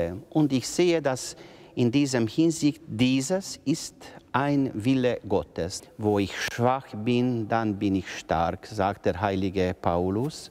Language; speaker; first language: German; non-native, local second language; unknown